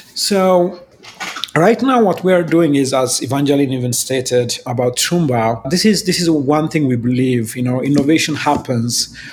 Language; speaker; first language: English; non-native, fluent; Amharic